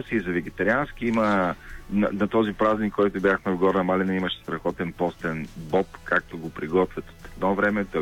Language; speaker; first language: Bulgarian; native; Bulgarian